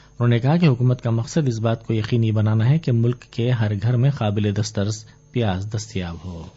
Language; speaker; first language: Urdu; native; Urdu